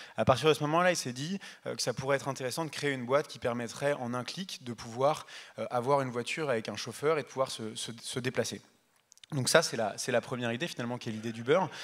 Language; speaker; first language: French; native; French